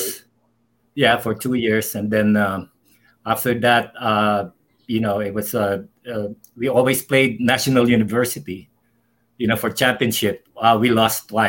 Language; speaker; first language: English; non-native, local second language; Filipino